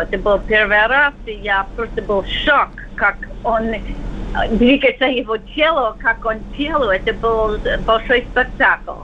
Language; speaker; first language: Russian; non-native, learner; English